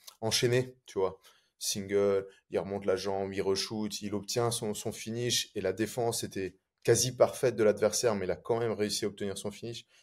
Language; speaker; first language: French; native; French